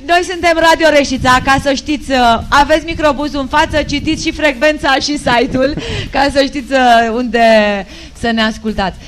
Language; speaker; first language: Romanian; native; Romanian